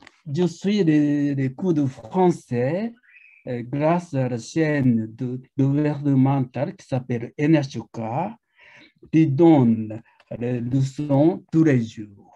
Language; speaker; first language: French; non-native, fluent; Japanese